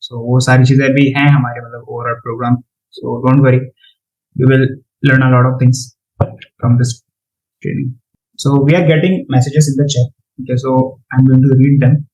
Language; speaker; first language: Hindi; native; Hindi